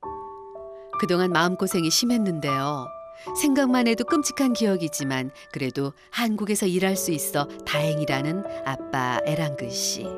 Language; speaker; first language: Korean; native; Korean